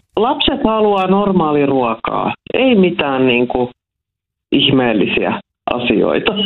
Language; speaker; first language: Finnish; non-native, local second language; Swedish